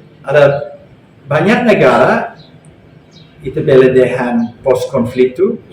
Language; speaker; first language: Indonesian; non-native, fluent; English